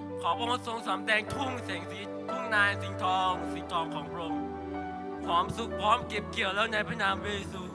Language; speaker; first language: Thai; native; Thai